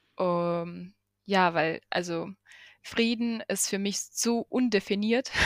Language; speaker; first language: German; non-native, fluent; Ukrainian